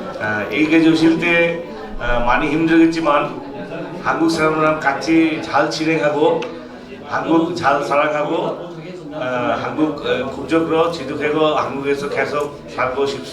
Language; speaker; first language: Korean; non-native, learner; Bangla